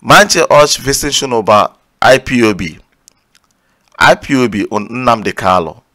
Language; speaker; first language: German; non-native, learner; Igbo